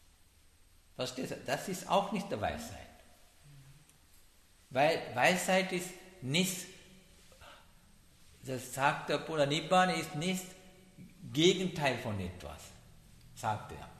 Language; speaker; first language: German; non-native, learner; Sinhala